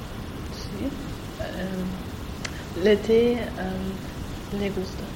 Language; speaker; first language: Spanish; non-native, learner; French